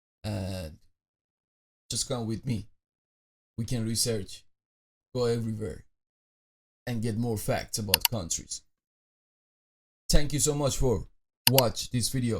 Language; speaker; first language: English; non-native, fluent; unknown